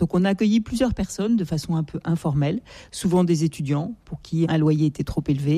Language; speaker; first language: French; native; French